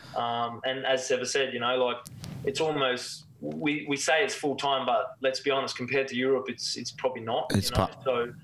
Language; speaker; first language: English; native; English